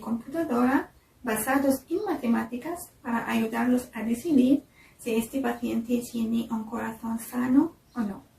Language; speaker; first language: Spanish; non-native, fluent; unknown